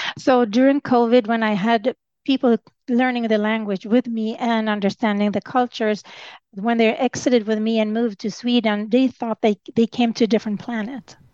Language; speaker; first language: English; non-native, fluent; Swedish